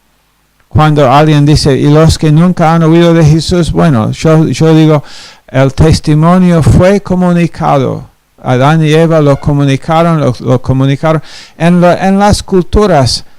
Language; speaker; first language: Spanish; non-native, fluent; English